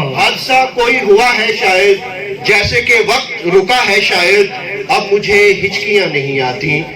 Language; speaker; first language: Urdu; non-native, local second language; Pahari-Potwari